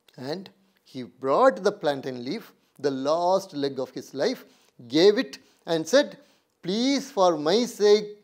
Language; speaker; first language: English; non-native, local second language; Tamil